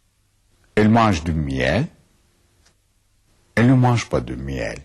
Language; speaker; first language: French; non-native, fluent; Turkish